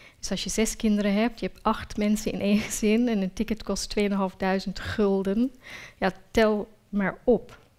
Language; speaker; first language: Dutch; early bilingual, other home language; Urdu